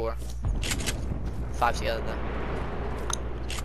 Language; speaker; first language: English; native; English